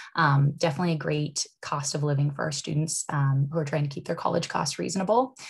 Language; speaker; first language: English; native; English